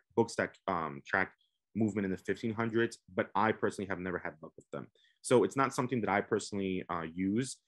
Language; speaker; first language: English; native; English